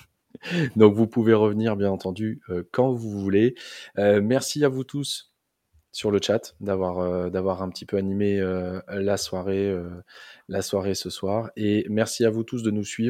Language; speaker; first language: French; native; French